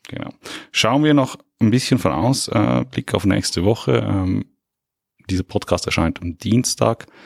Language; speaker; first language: German; native; German